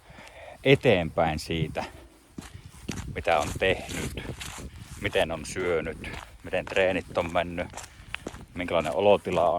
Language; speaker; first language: Finnish; native; Finnish